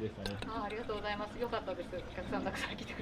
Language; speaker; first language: Japanese; native; Japanese